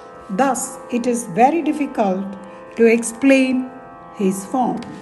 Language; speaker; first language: English; non-native, local second language; Tamil